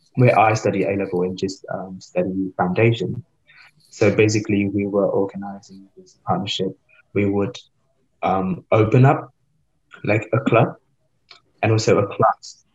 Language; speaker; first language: English; non-native, fluent; Vietnamese